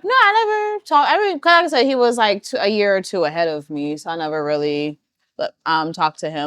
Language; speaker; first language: English; native; English